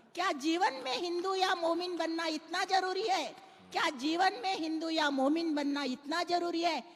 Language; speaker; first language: Hindi; non-native, local second language; Marathi